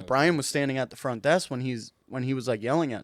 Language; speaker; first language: English; native; English